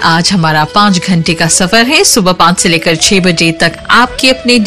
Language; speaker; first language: Hindi; non-native, local second language; Morisyen